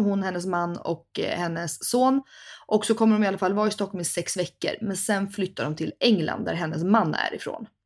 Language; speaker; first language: Swedish; native; Swedish